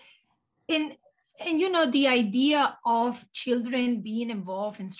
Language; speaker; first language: English; non-native, fluent; Spanish